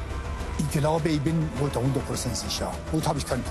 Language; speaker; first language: German; non-native, fluent; Kurdish